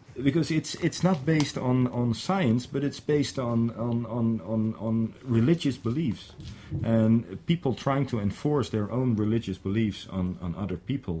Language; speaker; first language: English; non-native, fluent; Dutch